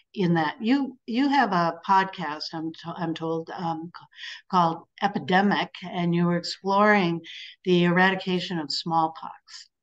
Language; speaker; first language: English; native; English